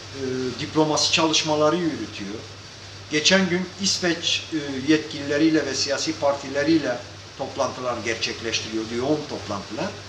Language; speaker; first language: Turkish; non-native, local second language; Kurdish